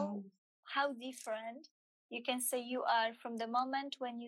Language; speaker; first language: English; non-native, fluent; Polish